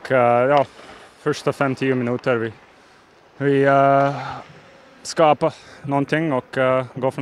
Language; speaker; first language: Swedish; non-native, learner; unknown